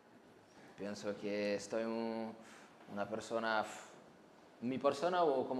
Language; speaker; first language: Spanish; non-native, learner; French